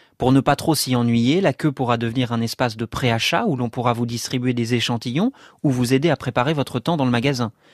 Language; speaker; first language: French; native; French